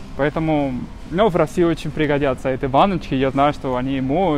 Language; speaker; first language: Russian; non-native, fluent; Spanish